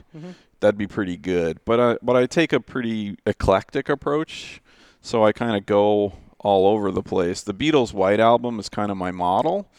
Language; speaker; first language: English; native; English